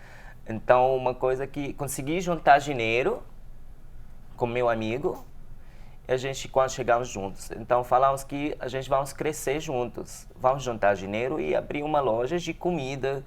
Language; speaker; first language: Portuguese; non-native, learner; Arabic